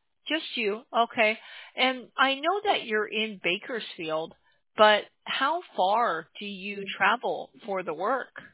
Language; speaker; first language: English; native; English